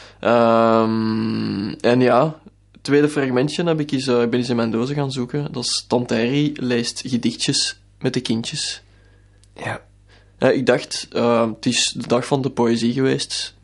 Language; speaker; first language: Dutch; native; Dutch